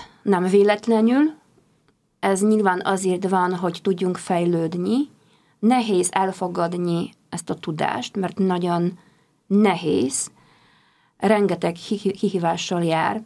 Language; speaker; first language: Hungarian; non-native, fluent; Polish